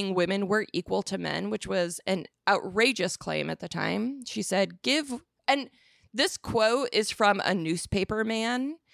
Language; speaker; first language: English; native; English